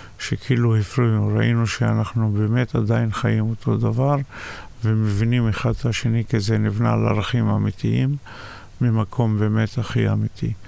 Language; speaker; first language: Hebrew; non-native, local second language; Arabic